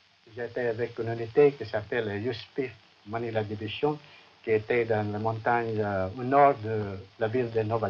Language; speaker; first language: French; non-native, fluent; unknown